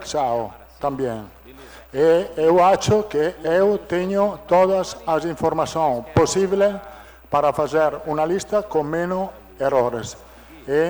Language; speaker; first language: Portuguese; non-native, learner; Italian